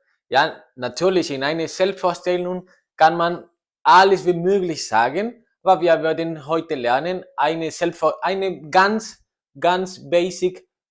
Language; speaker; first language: German; non-native, learner; Spanish